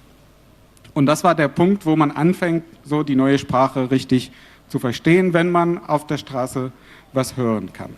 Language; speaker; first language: German; non-native, fluent; Arabic